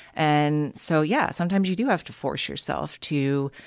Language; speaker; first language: English; native; English